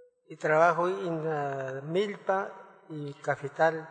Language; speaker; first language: Spanish; non-native, local second language; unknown